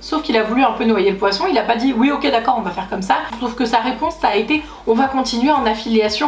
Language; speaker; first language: French; native; French